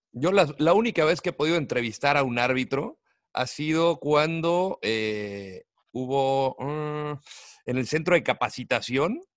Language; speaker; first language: Spanish; native; Spanish